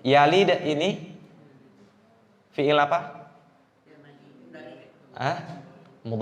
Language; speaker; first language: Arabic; non-native, fluent; Indonesian